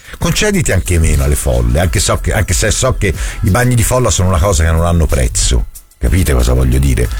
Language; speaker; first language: Italian; native; Italian